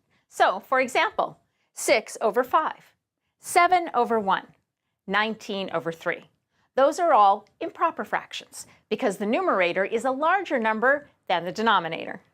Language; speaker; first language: English; native; English